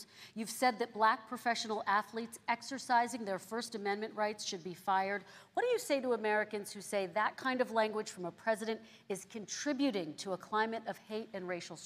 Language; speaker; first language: English; native; English